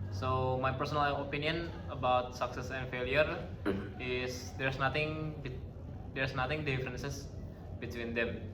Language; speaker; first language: English; non-native, learner; Indonesian